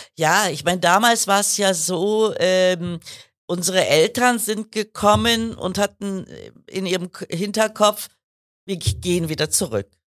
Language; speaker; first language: German; early bilingual, other home language; Kurdish